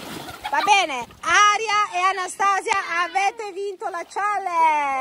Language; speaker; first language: Italian; native; Italian